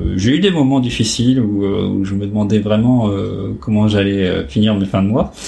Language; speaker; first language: French; native; French